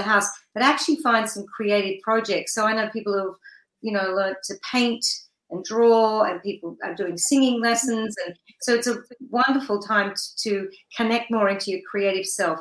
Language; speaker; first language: English; native; English